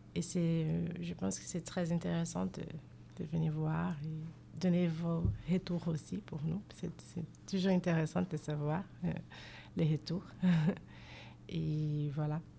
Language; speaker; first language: French; non-native, fluent; Portuguese